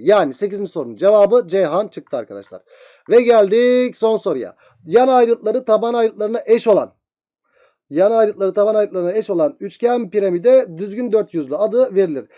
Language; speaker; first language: Turkish; native; Turkish